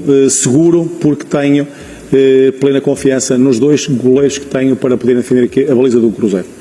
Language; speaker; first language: Portuguese; native; Portuguese